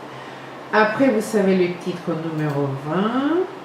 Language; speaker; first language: French; non-native, fluent; Spanish